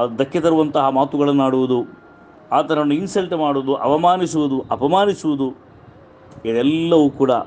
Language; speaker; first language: Kannada; non-native, local second language; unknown